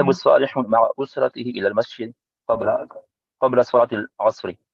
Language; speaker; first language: Arabic; non-native, learner; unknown